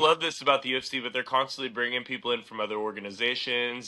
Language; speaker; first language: English; native; English